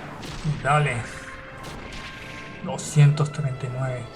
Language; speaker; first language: Spanish; native; Spanish